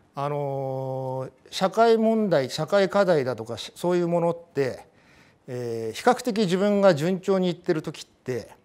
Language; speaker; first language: Japanese; native; Japanese